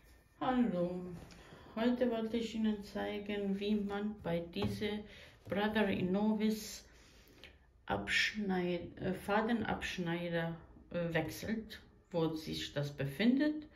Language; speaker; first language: German; non-native, fluent; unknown